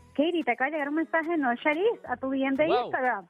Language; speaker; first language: Spanish; native; Spanish